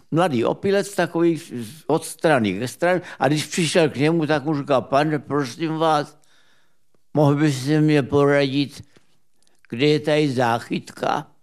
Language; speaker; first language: Czech; native; Czech